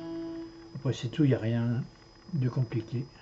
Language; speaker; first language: French; native; French